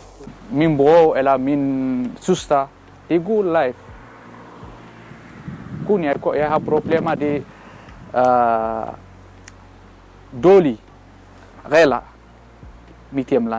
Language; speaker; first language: Danish; non-native, learner; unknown